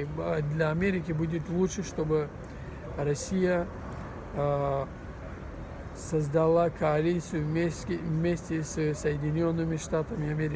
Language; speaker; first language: Russian; non-native, fluent; Persian